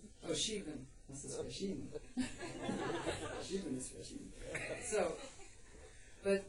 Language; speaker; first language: German; non-native, learner; English